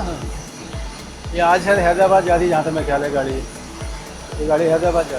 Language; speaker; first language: Hindi; native; Hindi